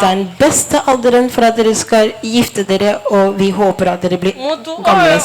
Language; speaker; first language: Swedish; non-native, fluent; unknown